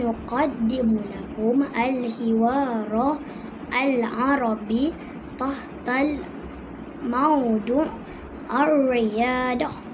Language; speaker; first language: Arabic; non-native, learner; Malay